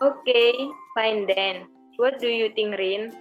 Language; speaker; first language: English; non-native, learner; Indonesian